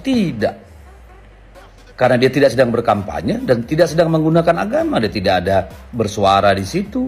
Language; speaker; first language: Indonesian; native; Indonesian